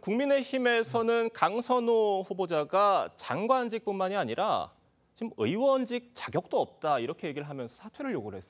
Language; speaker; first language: Korean; native; Korean